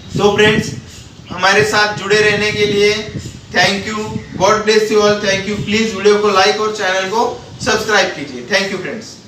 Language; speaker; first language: Hindi; non-native, local second language; Marathi